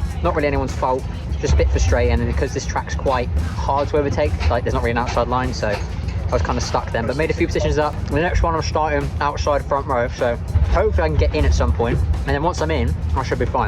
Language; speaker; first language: English; native; English